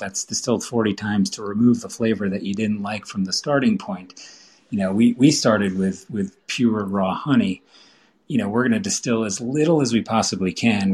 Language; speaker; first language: English; native; English